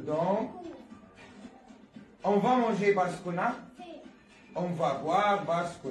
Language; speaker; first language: French; non-native, fluent; Arabic